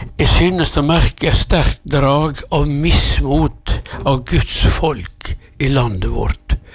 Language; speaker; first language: Norwegian; native; Norwegian